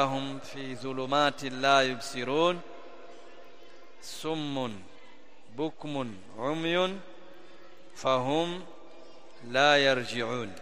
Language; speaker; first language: Arabic; non-native, fluent; Swahili